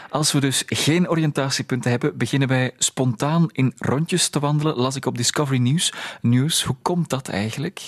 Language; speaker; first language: Dutch; native; Dutch